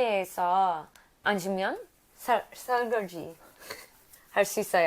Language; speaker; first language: Korean; non-native, learner; English